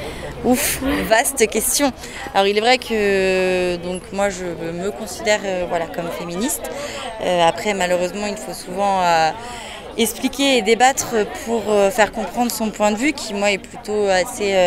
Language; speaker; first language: French; native; French